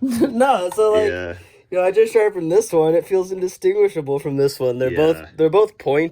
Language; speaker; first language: English; native; English